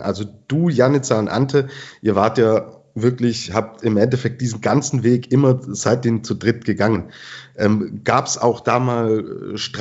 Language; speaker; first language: German; native; German